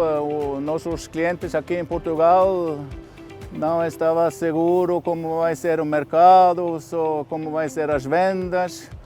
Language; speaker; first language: Portuguese; non-native, fluent; Norwegian